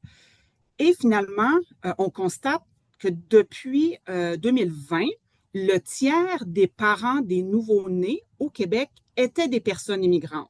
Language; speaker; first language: French; native; French